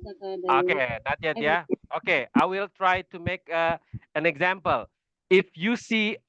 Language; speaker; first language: English; non-native, fluent; Indonesian